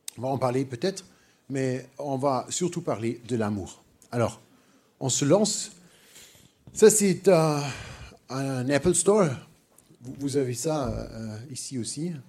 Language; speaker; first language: French; non-native, fluent; German